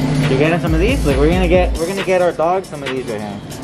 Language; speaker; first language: English; early bilingual, other home language; Spanish